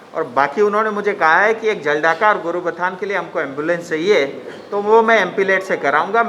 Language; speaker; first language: Hindi; non-native, local second language; Nepali